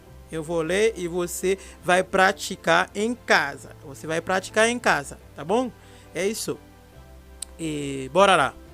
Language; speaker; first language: Portuguese; non-native, fluent; Haitian Creole